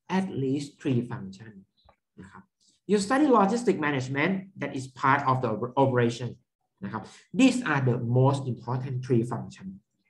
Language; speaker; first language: English; non-native, fluent; Thai